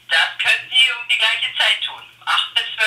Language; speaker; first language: German; native; German